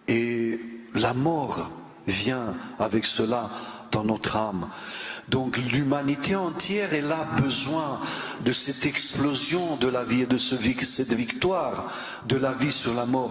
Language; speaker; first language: French; non-native, fluent; Romanian